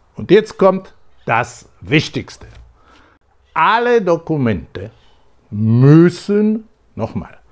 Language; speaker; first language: German; non-native, fluent; Polish